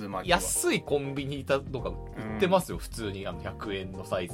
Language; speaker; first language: Japanese; native; Japanese